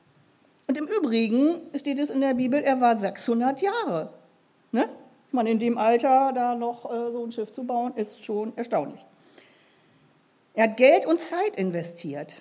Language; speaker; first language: German; native; German